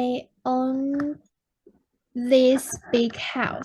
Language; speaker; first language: English; non-native, learner; Chinese